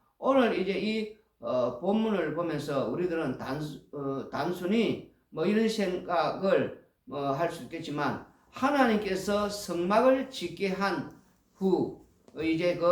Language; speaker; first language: Korean; native; Korean